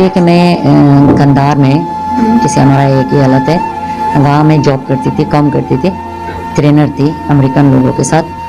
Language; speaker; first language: Hindi; non-native, fluent; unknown